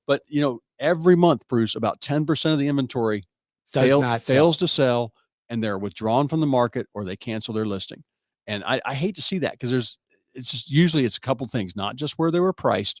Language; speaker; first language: English; native; English